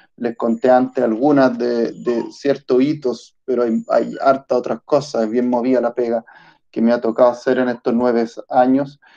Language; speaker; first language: Spanish; early bilingual, other home language; Italian